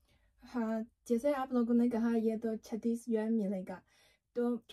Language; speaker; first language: Hindi; non-native, learner; Chinese